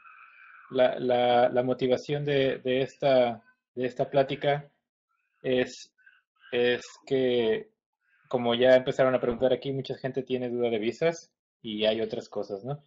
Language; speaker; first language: Spanish; native; Spanish